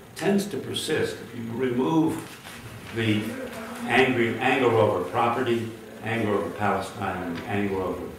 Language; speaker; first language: English; early bilingual, other home language; Hungarian